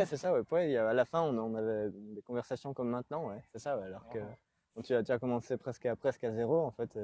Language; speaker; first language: French; native; French